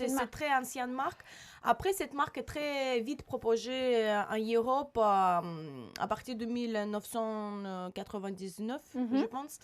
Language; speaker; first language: French; non-native, learner; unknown